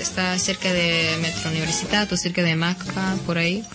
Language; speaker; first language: Spanish; non-native, fluent; English